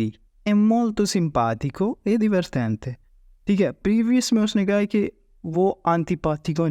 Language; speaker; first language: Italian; non-native, fluent; Urdu